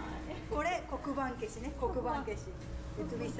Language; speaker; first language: Indonesian; non-native, learner; Japanese